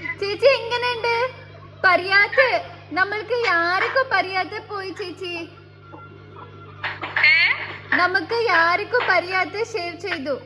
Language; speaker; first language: Malayalam; non-native, learner; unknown